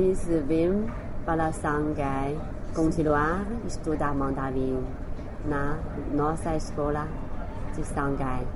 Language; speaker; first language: Portuguese; non-native, learner; Chinese